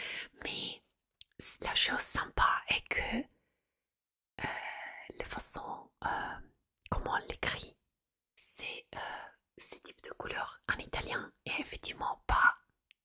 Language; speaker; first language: French; non-native, fluent; Italian